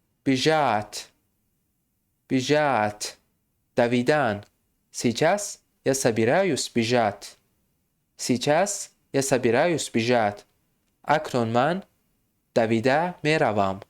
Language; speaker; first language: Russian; non-native, fluent; Tajik